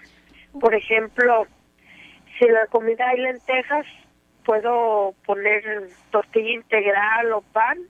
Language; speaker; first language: Spanish; native; Spanish